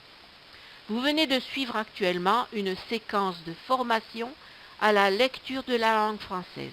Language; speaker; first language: French; native; French